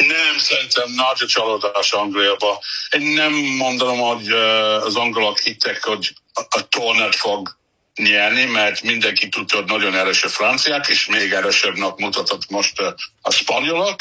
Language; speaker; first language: Hungarian; non-native, fluent; English